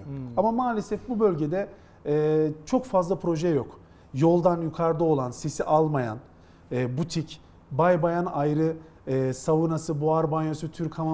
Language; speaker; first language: Turkish; native; Turkish